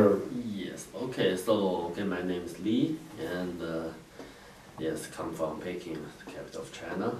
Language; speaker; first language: English; non-native, learner; Chinese